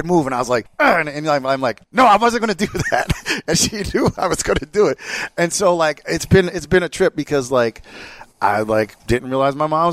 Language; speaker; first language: English; native; English